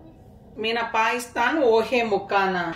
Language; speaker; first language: Finnish; non-native, learner; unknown